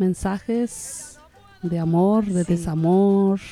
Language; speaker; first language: Spanish; native; Spanish